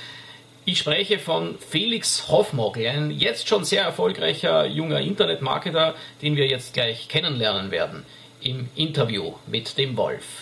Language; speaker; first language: German; native; German